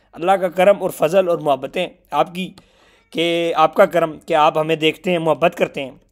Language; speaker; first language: Urdu; non-native, local second language; Punjabi